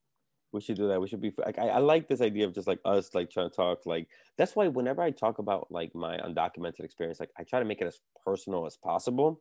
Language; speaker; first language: English; early bilingual, other home language; Spanish